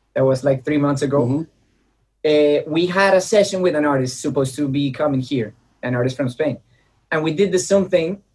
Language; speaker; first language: English; non-native, fluent; Spanish